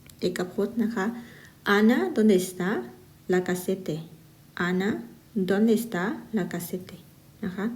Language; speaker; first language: Spanish; non-native, fluent; Thai